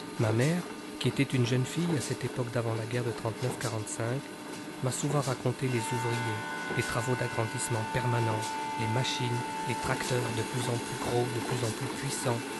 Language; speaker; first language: French; native; French